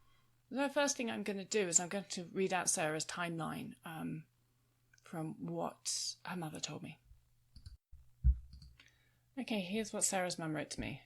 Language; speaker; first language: English; native; English